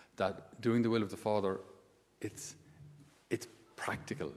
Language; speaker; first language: English; native; English